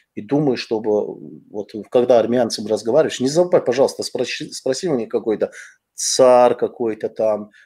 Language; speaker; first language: Russian; non-native, fluent; Azerbaijani